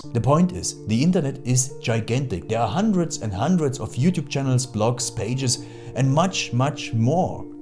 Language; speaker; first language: English; non-native, fluent; German